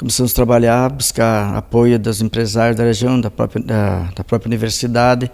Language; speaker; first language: Portuguese; native; Portuguese